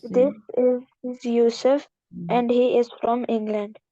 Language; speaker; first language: English; non-native, local second language; Urdu